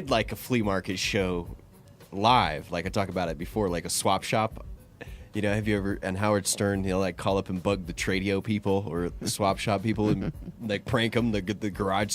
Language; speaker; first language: English; native; English